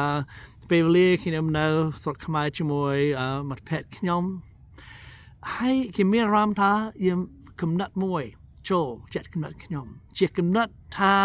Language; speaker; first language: Khmer; non-native, fluent; English